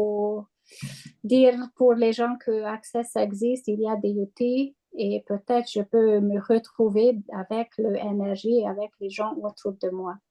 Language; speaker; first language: French; non-native, fluent; Hungarian